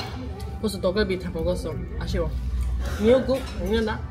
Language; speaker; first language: Korean; non-native, learner; German